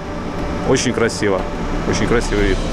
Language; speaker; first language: Russian; native; Russian